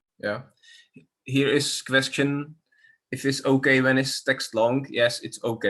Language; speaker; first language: English; non-native, learner; Czech